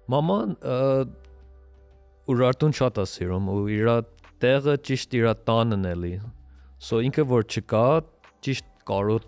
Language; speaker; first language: Armenian; early bilingual, heritage; Armenian